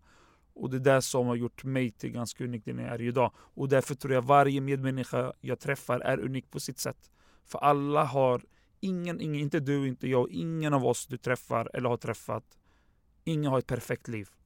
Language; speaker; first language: Swedish; non-native, fluent; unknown